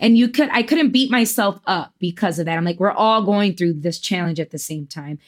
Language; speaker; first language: English; early bilingual, other home language; Spanish